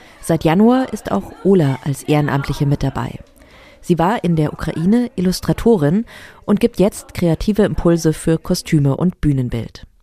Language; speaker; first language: German; native; German